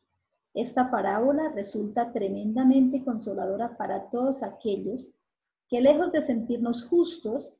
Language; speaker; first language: Spanish; native; Spanish